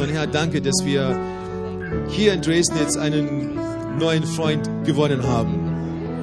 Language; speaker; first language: German; native; German